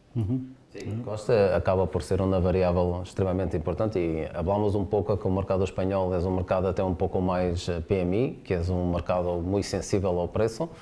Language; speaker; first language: Spanish; non-native, learner; Portuguese